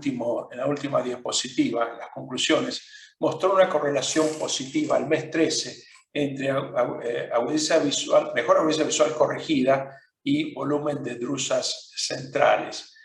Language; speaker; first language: Spanish; non-native, fluent; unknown